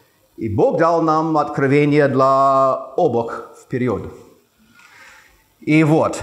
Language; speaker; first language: Russian; non-native, fluent; English